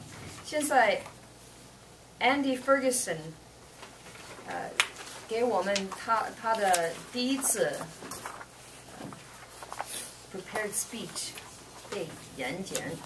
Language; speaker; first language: Chinese; non-native, learner; English